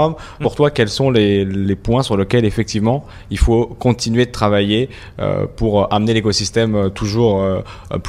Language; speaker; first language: French; native; French